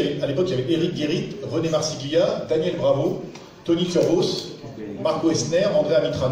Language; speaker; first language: French; native; French